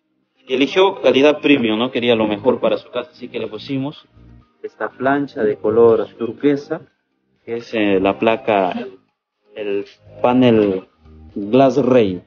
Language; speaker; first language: Spanish; native; Spanish